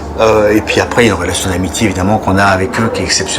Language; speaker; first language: French; native; French